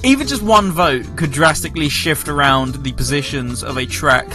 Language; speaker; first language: English; native; English